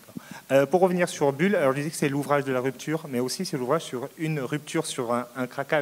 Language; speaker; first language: French; native; French